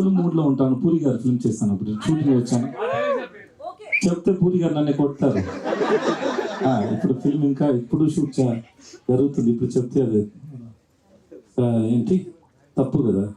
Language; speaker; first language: Telugu; non-native, learner; Tamil